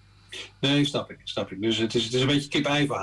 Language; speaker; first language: Dutch; native; Dutch